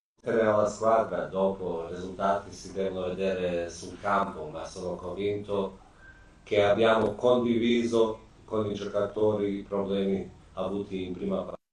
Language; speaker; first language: Italian; non-native, fluent; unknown